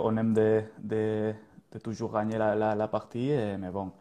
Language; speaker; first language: French; non-native, learner; Spanish